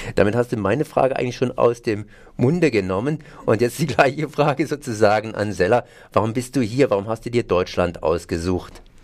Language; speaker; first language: German; native; German